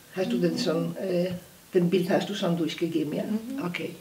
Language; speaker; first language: German; non-native, learner; Polish